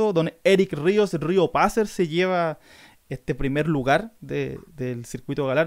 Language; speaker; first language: Spanish; native; Spanish